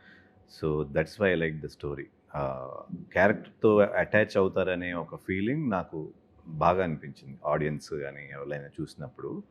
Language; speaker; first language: Telugu; native; Telugu